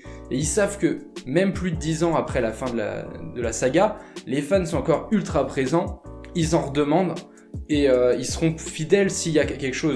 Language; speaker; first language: French; native; French